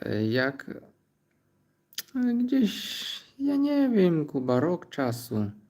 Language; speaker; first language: Polish; non-native, learner; Ukrainian